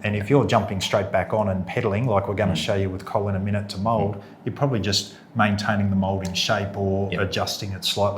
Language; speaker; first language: English; native; English